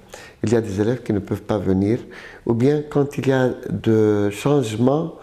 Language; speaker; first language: French; non-native, local second language; Arabic